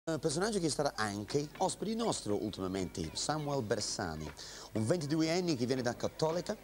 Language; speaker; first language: Italian; native; Italian